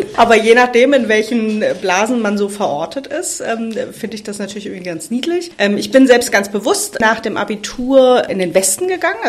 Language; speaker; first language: German; native; German